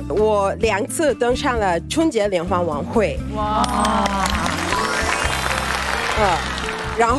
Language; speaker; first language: Chinese; non-native, fluent; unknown